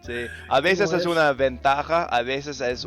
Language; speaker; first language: Spanish; non-native, fluent; English